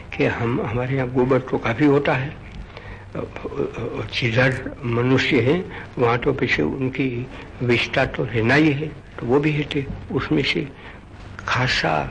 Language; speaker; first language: Hindi; non-native, local second language; Gujarati